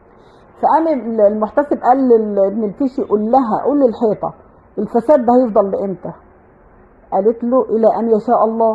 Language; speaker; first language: Arabic; native; Arabic